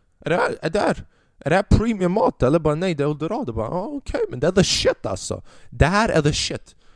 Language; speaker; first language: Swedish; early bilingual, other home language; Albanian